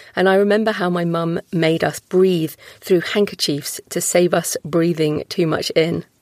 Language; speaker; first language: English; native; English